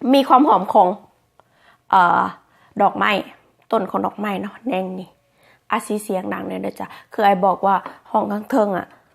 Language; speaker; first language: Thai; native; Thai